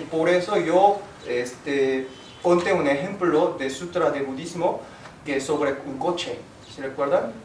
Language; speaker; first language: Spanish; non-native, fluent; Korean